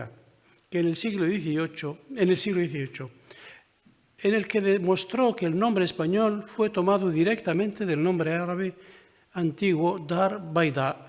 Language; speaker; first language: Spanish; non-native, fluent; Arabic